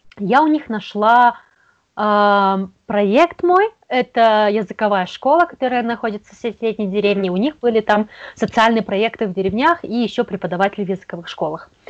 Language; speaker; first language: Russian; native; Russian